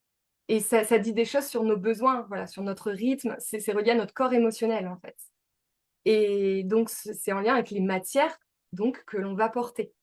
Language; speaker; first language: French; native; French